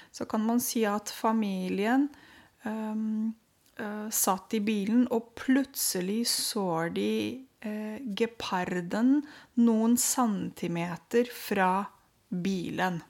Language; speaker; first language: Norwegian; non-native, fluent; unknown